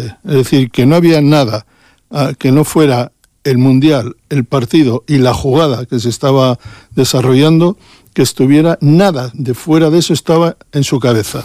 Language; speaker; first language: Spanish; native; Spanish